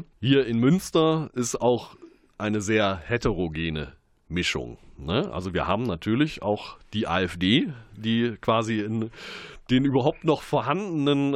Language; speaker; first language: German; native; German